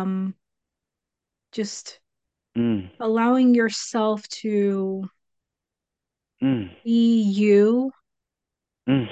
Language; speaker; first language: English; native; English